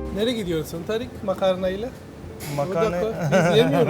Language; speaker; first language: Turkish; non-native, learner; Italian